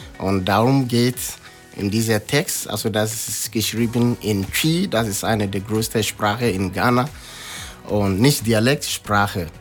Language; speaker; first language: German; non-native, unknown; Akan